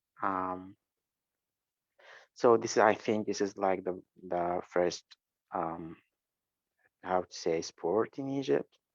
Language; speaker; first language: English; non-native, learner; Arabic